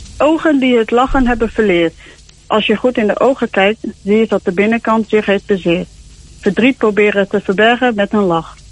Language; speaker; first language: Dutch; early bilingual, other home language; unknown